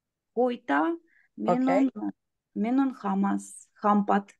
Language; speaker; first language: Finnish; non-native, learner; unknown